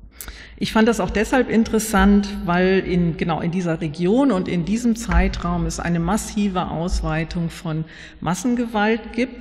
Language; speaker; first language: German; native; German